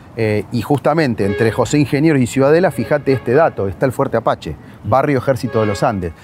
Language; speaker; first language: Spanish; native; Spanish